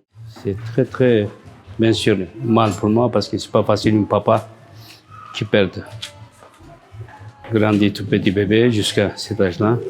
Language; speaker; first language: French; non-native, learner; Turkish